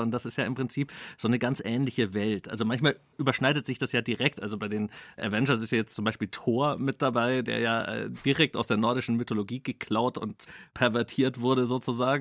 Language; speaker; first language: German; native; German